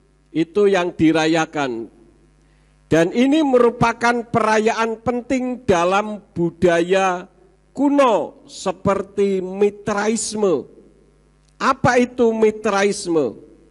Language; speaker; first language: Indonesian; native; Indonesian